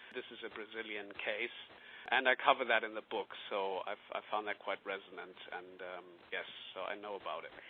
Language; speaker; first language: English; non-native, fluent; German